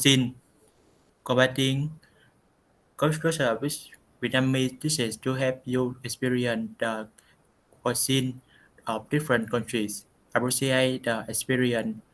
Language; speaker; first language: English; non-native, learner; Vietnamese